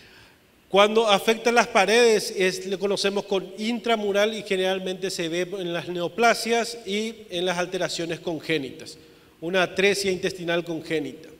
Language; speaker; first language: Spanish; native; Spanish